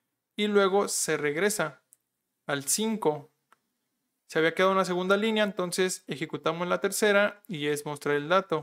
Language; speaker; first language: Spanish; native; Spanish